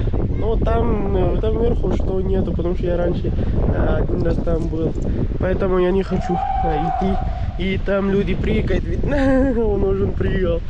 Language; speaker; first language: Russian; non-native, learner; Urdu